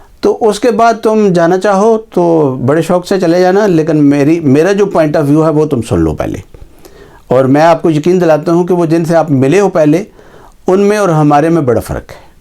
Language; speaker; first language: Urdu; native; Urdu